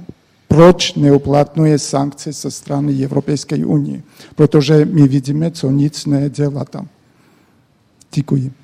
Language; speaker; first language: Czech; non-native, fluent; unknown